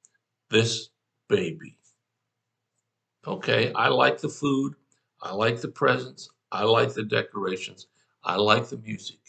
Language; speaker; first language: English; native; English